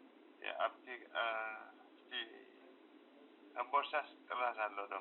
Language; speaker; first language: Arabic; non-native, learner; Tigrinya